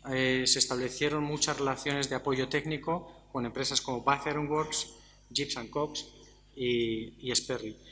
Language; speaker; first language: Spanish; native; Spanish